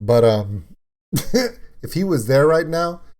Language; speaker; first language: English; native; English